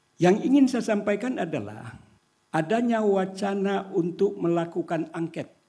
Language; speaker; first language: Indonesian; non-native, local second language; Minangkabau